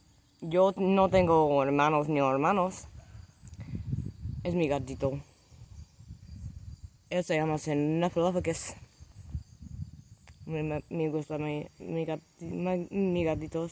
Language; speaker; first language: Spanish; non-native, learner; English